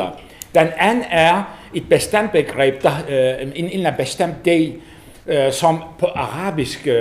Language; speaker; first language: Danish; non-native, fluent; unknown